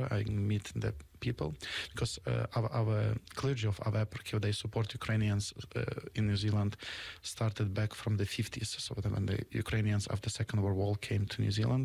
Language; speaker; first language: English; non-native, fluent; Ukrainian